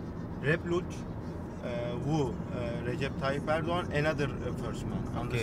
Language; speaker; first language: English; non-native, learner; Turkish